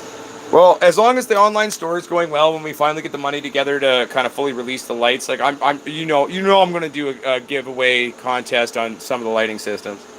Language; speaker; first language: English; native; English